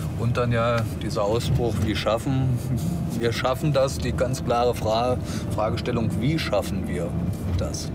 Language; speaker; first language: German; native; German